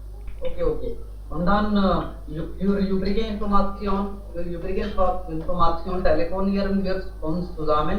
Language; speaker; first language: German; non-native, learner; Hindi